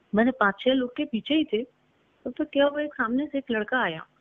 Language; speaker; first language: Hindi; native; Hindi